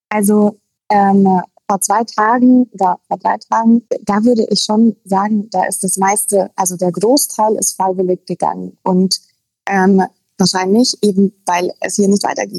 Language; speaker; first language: German; native; German